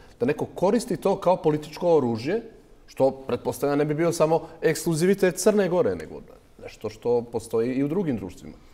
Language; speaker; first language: Serbian; native; Serbian